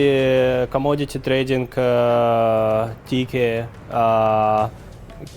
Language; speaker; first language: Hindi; non-native, learner; Russian